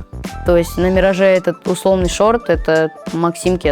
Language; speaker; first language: Russian; native; Russian